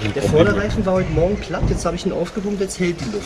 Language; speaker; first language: German; native; German